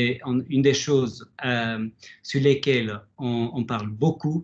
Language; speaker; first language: French; non-native, fluent; Portuguese